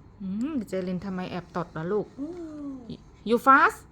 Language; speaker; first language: Thai; native; Thai